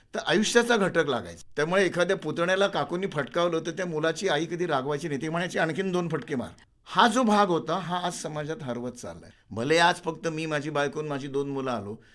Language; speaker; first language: Marathi; native; Marathi